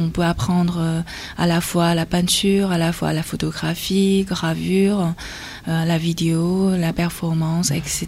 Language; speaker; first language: French; non-native, fluent; Chinese